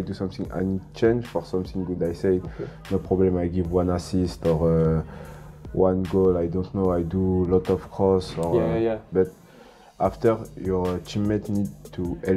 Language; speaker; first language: English; non-native, learner; French